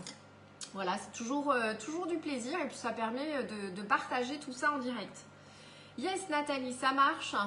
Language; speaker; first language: French; native; French